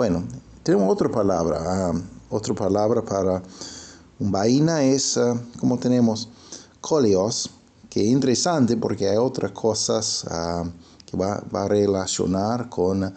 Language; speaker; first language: Spanish; non-native, fluent; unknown